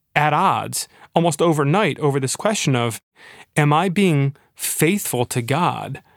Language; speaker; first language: English; native; English